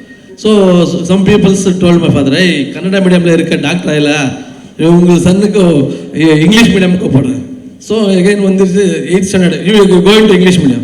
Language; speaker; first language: Tamil; non-native, learner; Kannada